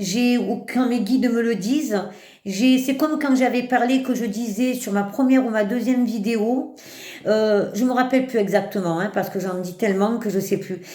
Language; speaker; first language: French; native; French